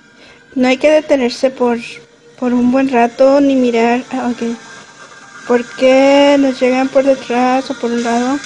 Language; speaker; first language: Spanish; early bilingual, heritage; Spanish